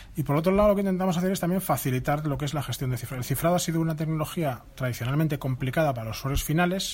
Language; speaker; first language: Spanish; native; Spanish